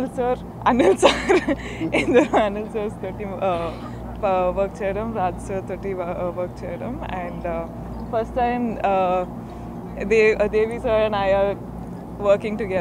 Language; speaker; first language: Telugu; non-native, fluent; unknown